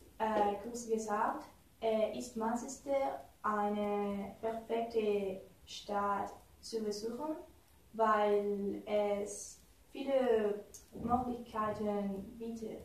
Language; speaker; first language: German; non-native, learner; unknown